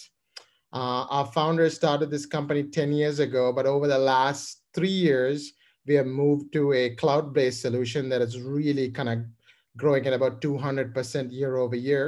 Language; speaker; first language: English; non-native, local second language; Sinhala